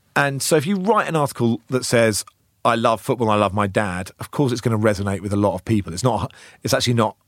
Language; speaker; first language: English; native; English